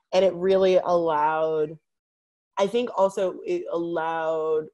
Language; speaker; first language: English; native; English